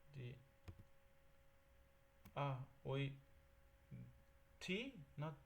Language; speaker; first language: French; non-native, learner; Arabic